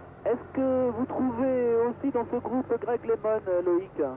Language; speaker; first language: French; native; French